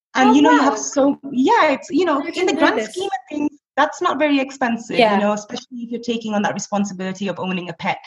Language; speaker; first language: English; native; English